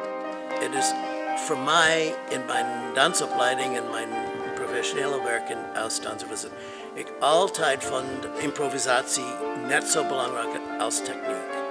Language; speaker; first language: Dutch; non-native, fluent; English